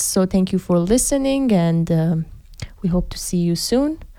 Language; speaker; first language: English; non-native, fluent; Persian